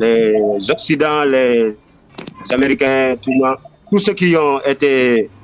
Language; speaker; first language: French; non-native, local second language; Wolof